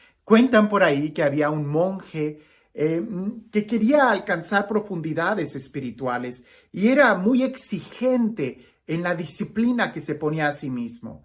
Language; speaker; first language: Spanish; native; Spanish